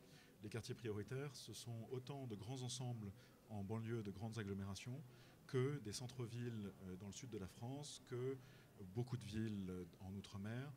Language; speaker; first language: French; native; French